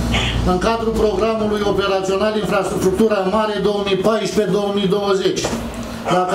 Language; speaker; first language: Romanian; native; Romanian